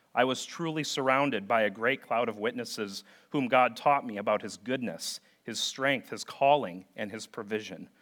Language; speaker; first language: English; native; English